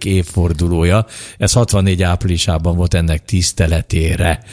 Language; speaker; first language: Hungarian; native; Hungarian